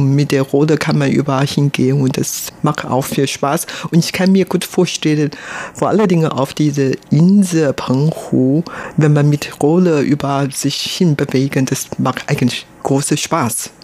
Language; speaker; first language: German; non-native, fluent; Hakka Chinese